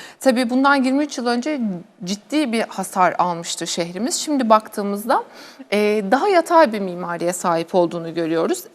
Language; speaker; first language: Turkish; native; Turkish